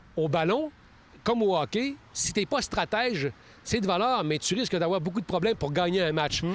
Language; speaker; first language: French; native; French